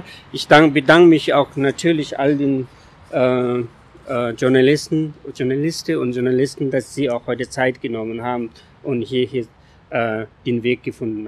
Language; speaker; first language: German; non-native, fluent; Tibetan